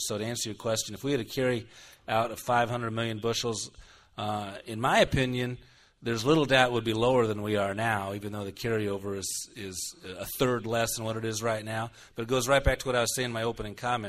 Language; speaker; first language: English; native; English